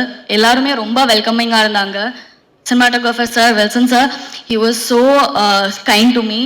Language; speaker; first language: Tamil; non-native, fluent; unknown